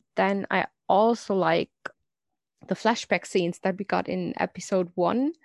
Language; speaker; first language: English; non-native, fluent; German